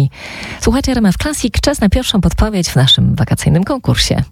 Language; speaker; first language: Polish; native; Polish